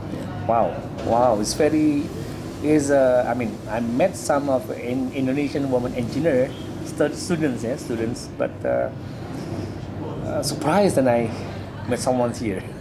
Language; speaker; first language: English; non-native, learner; Indonesian